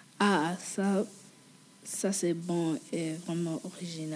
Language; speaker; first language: French; non-native, fluent; English